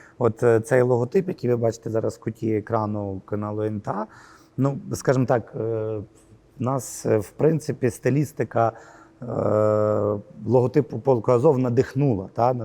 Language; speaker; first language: Ukrainian; native; Ukrainian